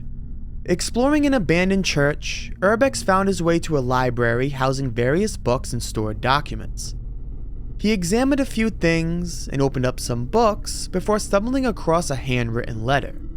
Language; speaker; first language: English; native; English